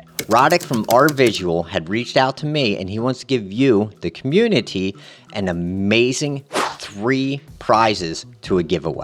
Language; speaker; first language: English; native; English